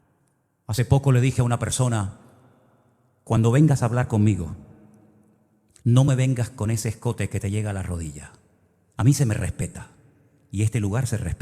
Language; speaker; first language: Spanish; native; Spanish